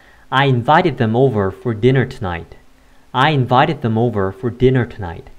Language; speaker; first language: English; non-native, fluent; Korean